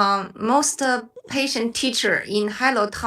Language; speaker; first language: English; non-native, learner; Chinese